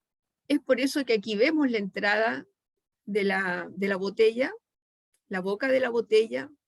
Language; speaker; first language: Spanish; native; Spanish